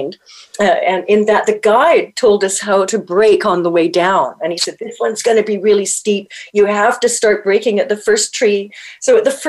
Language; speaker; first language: English; native; English